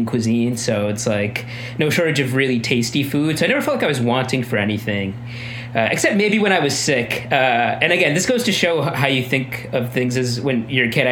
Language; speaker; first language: English; native; English